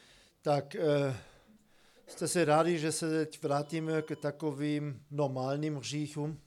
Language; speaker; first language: Czech; non-native, fluent; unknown